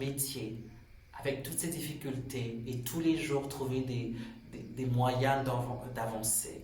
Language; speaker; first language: French; non-native, local second language; Swahili